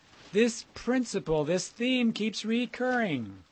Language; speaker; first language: English; native; English